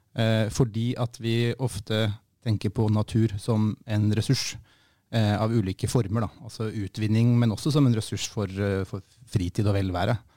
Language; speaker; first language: Norwegian; native; Norwegian